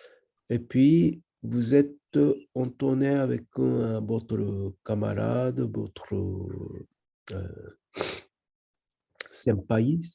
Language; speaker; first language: French; non-native, learner; Japanese